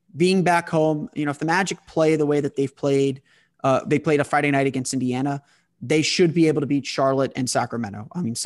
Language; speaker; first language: English; native; English